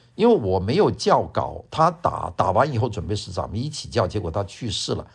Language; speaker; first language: Chinese; non-native, local second language; Cantonese